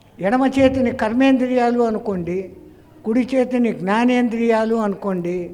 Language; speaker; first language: Telugu; non-native, fluent; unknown